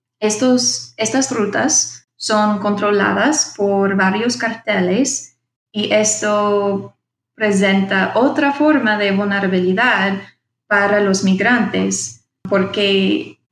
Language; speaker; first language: Spanish; non-native, fluent; English